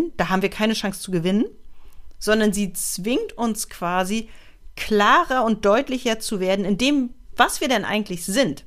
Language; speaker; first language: German; native; German